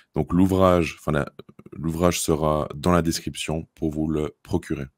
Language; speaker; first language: French; native; French